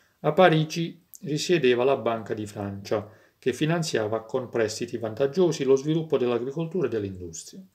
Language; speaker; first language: Italian; native; Italian